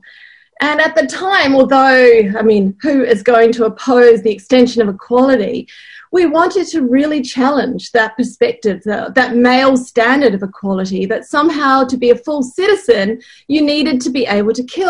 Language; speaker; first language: English; native; English